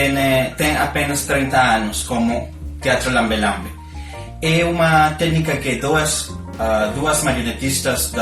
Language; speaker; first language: Portuguese; non-native, learner; Spanish